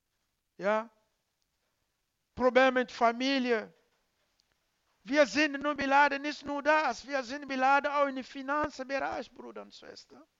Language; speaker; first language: German; non-native, learner; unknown